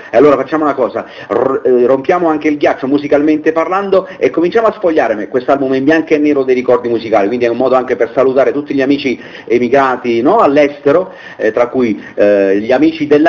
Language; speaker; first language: Italian; native; Italian